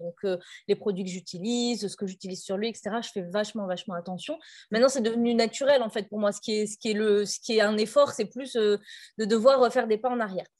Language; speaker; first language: French; native; French